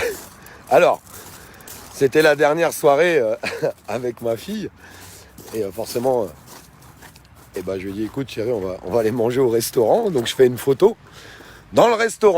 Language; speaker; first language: French; native; French